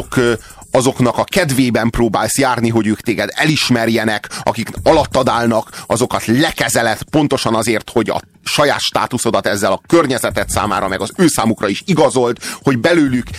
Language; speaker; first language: Hungarian; native; Hungarian